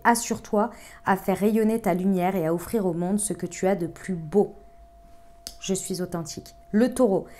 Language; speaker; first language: French; native; French